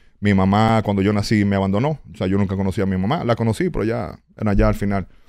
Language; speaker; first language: Spanish; early bilingual, heritage; Spanish